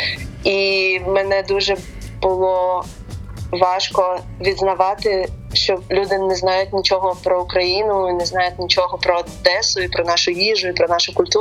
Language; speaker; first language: Ukrainian; non-native, local second language; Russian